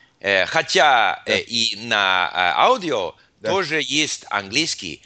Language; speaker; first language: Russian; non-native, learner; English